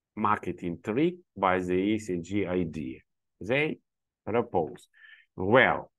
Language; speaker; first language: English; non-native, learner; Ukrainian